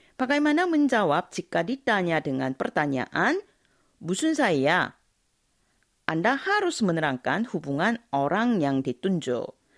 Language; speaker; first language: Indonesian; non-native, fluent; Korean